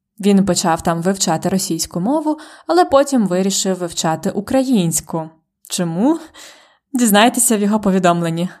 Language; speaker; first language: Ukrainian; native; Ukrainian